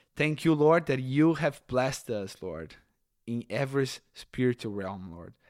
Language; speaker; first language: English; non-native, fluent; Portuguese